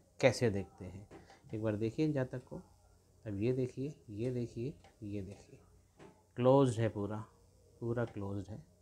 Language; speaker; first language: Hindi; native; Hindi